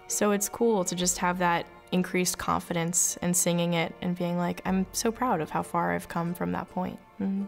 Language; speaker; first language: English; native; English